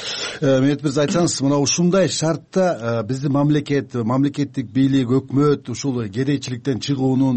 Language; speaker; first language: Kyrgyz; native; Kyrgyz